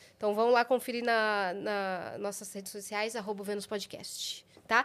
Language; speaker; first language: Portuguese; native; Portuguese